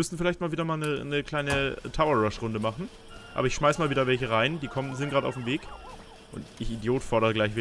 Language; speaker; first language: German; native; German